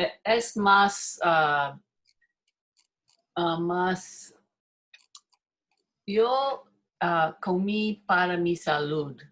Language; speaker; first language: Spanish; non-native, learner; English